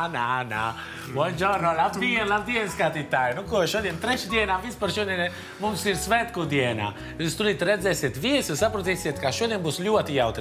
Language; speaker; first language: Latvian; non-native, fluent; Italian